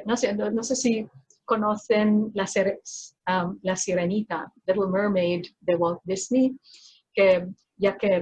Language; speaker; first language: Spanish; non-native, fluent; Filipino